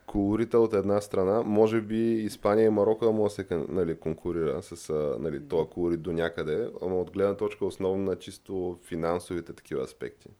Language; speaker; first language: Bulgarian; native; Bulgarian